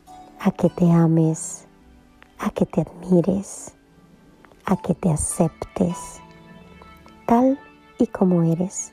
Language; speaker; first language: Spanish; native; Spanish